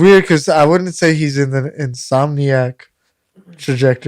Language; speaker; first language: English; native; English